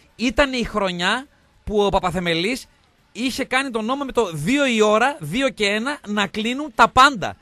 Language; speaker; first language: Greek; native; Greek